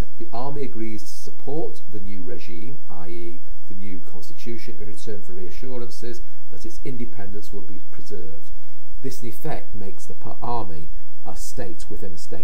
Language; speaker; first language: English; native; English